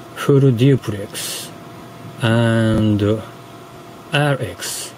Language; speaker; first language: English; non-native, learner; Japanese